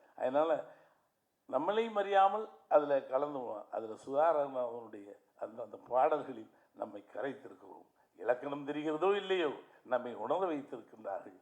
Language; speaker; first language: Tamil; native; Tamil